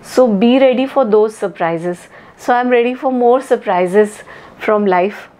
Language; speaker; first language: Hindi; native; Hindi